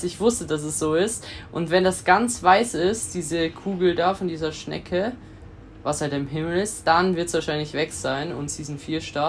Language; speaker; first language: German; native; German